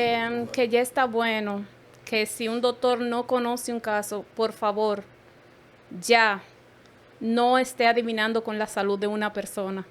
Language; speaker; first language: Spanish; native; Spanish